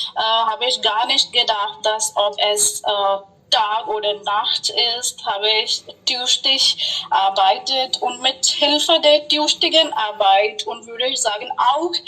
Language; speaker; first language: German; non-native, fluent; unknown